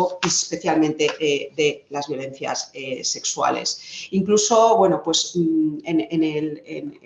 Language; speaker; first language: Spanish; native; Spanish